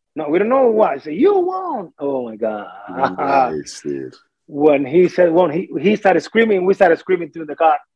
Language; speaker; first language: English; non-native, fluent; Spanish